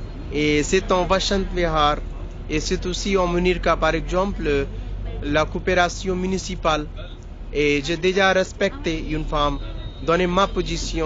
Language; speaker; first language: French; non-native, learner; Hindi